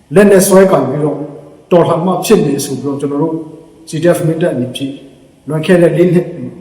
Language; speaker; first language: Burmese; non-native, local second language; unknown